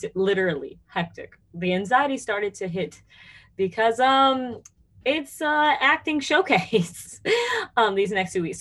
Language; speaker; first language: English; native; English